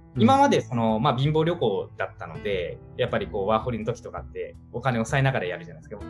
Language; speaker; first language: Japanese; native; Japanese